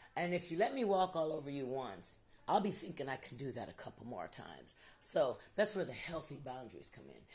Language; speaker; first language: English; native; English